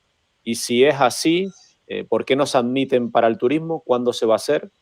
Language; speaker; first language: Spanish; native; Spanish